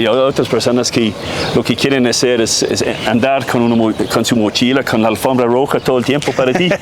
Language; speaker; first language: Spanish; non-native, fluent; English